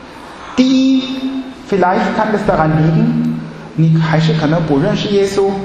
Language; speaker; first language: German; non-native, fluent; Chinese